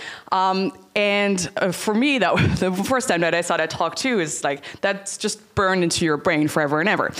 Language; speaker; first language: English; non-native, fluent; Dutch